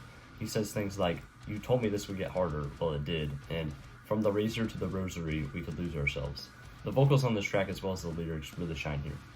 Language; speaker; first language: English; native; English